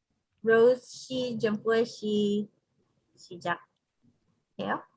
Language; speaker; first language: Korean; non-native, learner; English